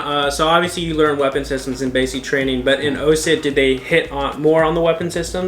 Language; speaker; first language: English; native; English